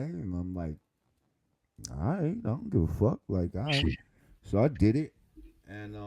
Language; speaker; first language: English; native; English